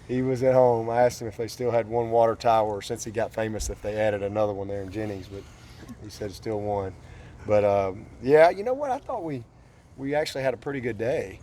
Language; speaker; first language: English; native; English